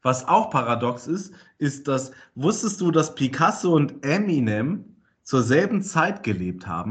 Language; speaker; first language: German; native; German